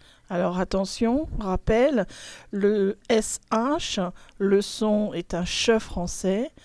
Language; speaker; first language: French; native; French